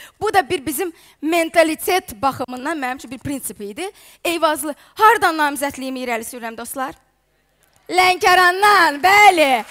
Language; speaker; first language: Azerbaijani; non-native, fluent; Ukrainian